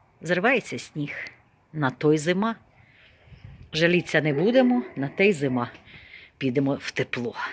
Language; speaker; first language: Ukrainian; non-native, local second language; Russian